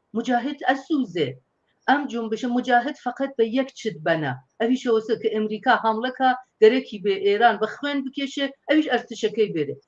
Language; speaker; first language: Central Kurdish; non-native, local second language; Persian